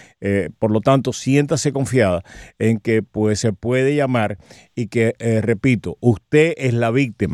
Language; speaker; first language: Spanish; native; Spanish